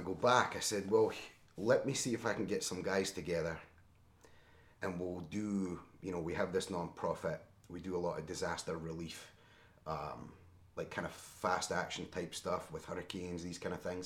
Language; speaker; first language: English; native; English